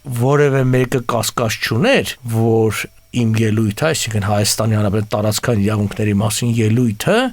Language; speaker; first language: Armenian; native; Armenian